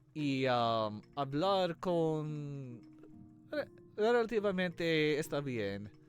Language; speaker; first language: Spanish; non-native, learner; English